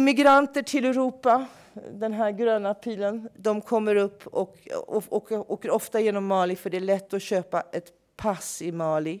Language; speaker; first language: Swedish; non-native, fluent; English